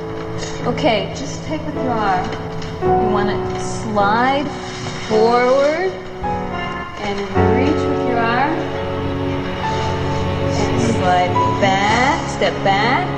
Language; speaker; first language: English; native; English